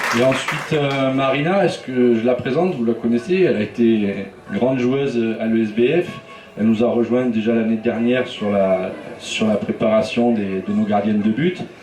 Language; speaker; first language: French; native; French